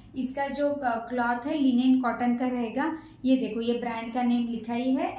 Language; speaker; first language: Hindi; non-native, local second language; Marathi